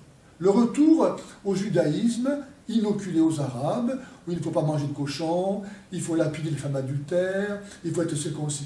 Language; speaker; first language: French; native; French